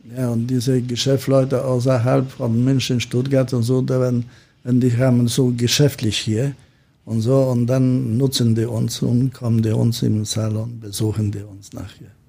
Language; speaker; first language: German; non-native, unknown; Polish